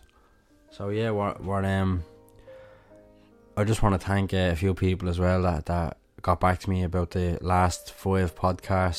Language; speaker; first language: English; native; English